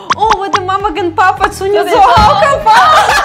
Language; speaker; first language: Chinese; non-native, learner; Ukrainian